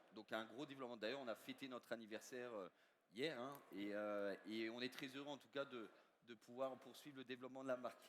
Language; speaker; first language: French; native; French